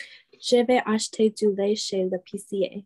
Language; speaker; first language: French; non-native, learner; English